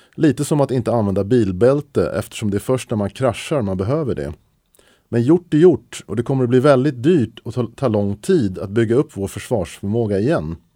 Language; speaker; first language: Swedish; native; Swedish